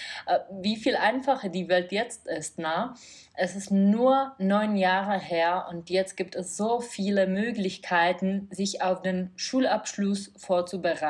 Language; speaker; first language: German; non-native, fluent; Czech